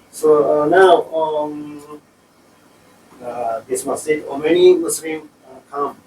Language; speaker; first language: English; non-native, learner; Japanese